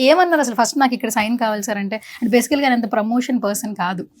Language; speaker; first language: Telugu; native; Telugu